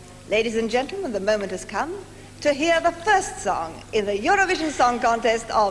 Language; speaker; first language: English; native; English